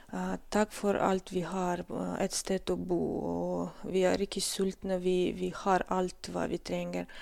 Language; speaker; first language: Norwegian; non-native, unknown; Russian